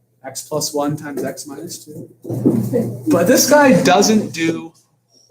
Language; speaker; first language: English; native; English